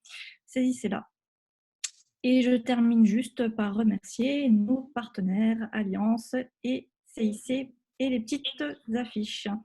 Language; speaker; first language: French; native; French